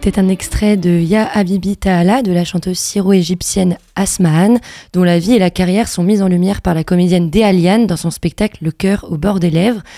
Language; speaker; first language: French; native; French